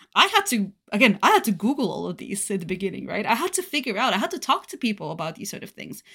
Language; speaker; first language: English; non-native, fluent; Bulgarian